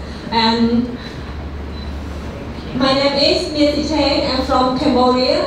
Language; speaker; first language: English; non-native, learner; Khmer